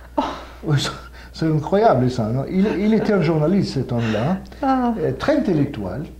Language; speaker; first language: French; non-native, fluent; Portuguese